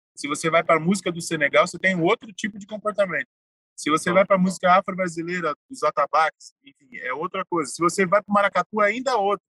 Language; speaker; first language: Portuguese; native; Portuguese